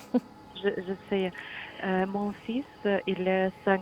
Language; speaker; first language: French; non-native, learner; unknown